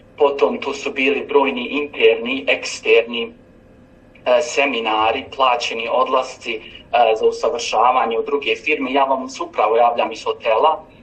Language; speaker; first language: Croatian; native; Croatian